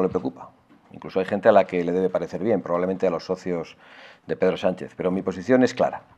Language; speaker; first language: Spanish; native; Spanish